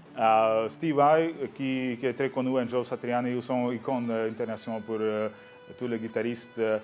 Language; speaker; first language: French; non-native, learner; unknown